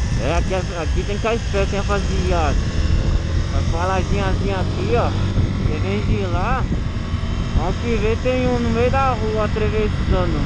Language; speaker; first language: Portuguese; native; Portuguese